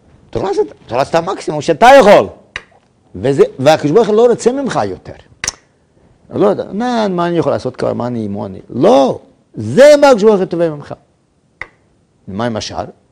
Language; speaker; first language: Hebrew; non-native, fluent; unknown